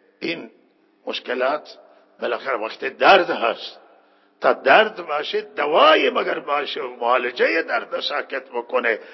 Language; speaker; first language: Persian; non-native, local second language; Baluchi